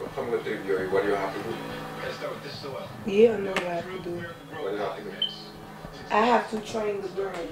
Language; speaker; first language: English; native; English